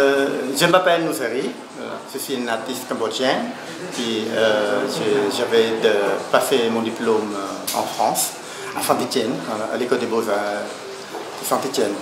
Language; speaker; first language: French; non-native, learner; Khmer